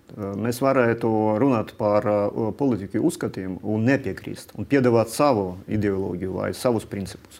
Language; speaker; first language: Latvian; non-native, local second language; Russian